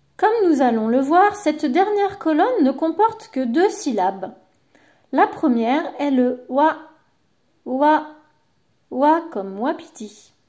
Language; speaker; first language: French; native; French